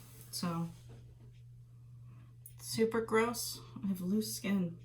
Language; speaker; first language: English; native; English